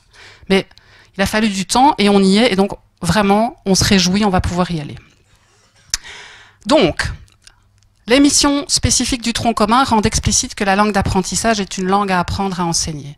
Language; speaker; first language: French; native; French